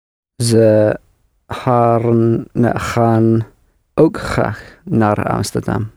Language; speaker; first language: Dutch; non-native, learner; English